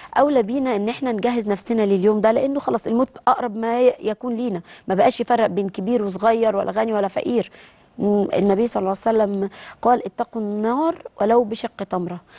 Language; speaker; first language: Arabic; native; Arabic